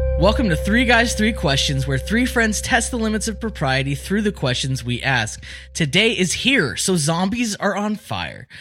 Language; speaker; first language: English; native; English